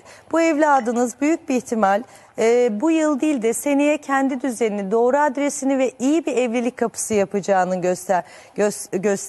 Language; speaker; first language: Turkish; native; Turkish